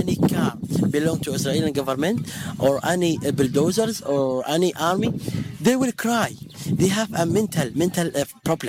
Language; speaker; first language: English; non-native, fluent; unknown